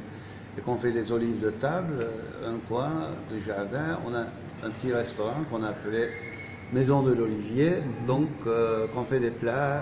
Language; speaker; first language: French; non-native, fluent; Turkish